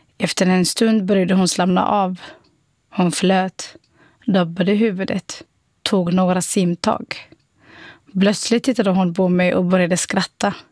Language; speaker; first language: Swedish; non-native, fluent; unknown